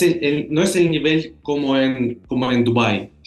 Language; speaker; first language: Spanish; non-native, fluent; Russian